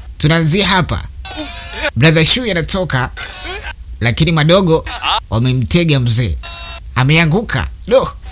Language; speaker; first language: Swahili; native; Swahili